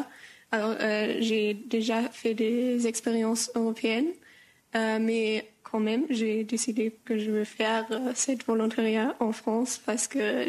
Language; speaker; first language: French; non-native, learner; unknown